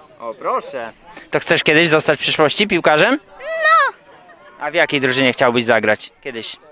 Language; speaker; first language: Polish; native; Polish